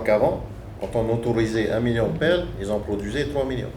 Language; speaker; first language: French; native; French